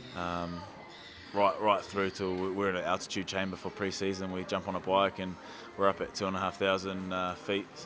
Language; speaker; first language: English; native; English